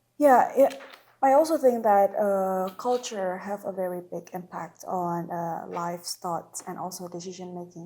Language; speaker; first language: English; non-native, local second language; Indonesian